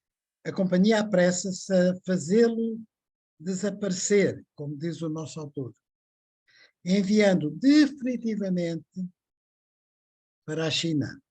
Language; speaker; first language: Portuguese; native; Portuguese